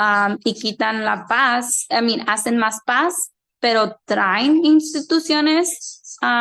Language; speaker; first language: Spanish; early bilingual, heritage; Spanish